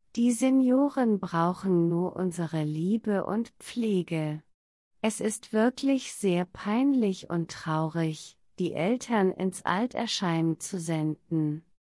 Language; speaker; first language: German; non-native, learner; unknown